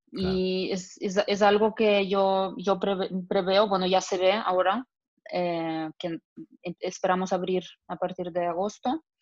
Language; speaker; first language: Spanish; non-native, fluent; Russian